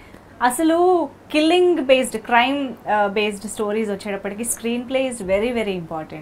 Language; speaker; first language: Telugu; native; Telugu